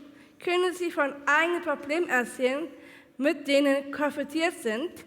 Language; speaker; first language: German; non-native, learner; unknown